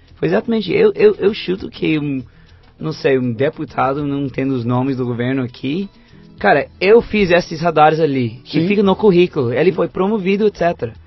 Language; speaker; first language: Portuguese; non-native, fluent; English